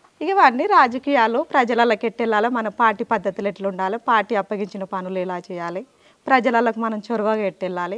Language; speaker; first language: Telugu; native; Telugu